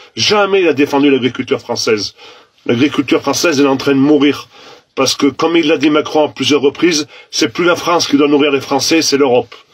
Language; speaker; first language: French; native; French